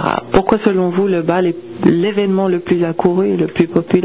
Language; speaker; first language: French; native; French